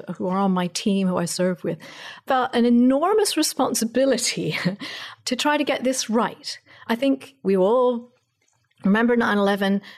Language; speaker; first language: English; native; English